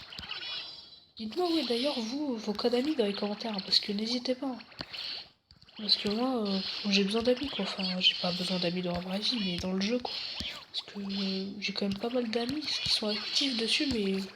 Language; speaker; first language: French; native; French